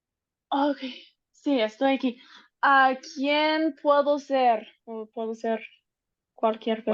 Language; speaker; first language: Spanish; non-native, learner; English